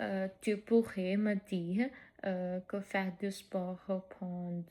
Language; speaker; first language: French; non-native, fluent; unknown